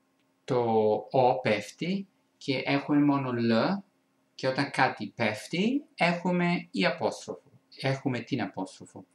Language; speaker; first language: Greek; non-native, fluent; Italian